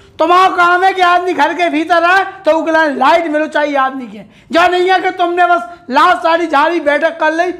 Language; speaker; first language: Hindi; native; Hindi